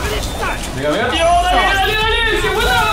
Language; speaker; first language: Spanish; native; Spanish